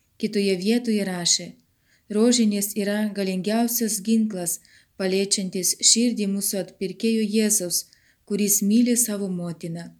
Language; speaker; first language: Lithuanian; non-native, fluent; Ukrainian